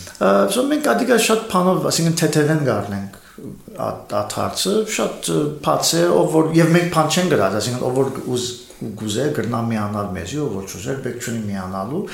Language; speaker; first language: Armenian; native; Armenian